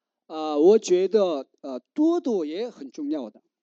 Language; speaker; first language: Chinese; non-native, learner; Korean